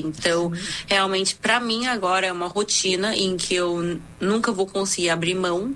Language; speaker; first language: Portuguese; non-native, fluent; Korean